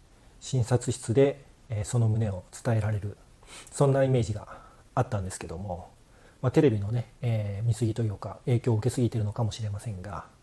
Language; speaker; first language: Japanese; native; Japanese